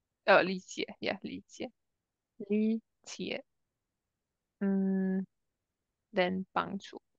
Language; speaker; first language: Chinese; non-native, learner; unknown